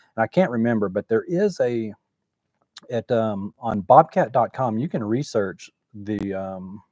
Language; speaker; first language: English; native; English